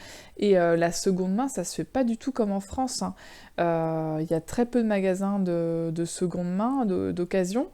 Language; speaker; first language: French; native; French